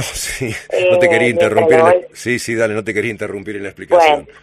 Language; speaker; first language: Spanish; native; Spanish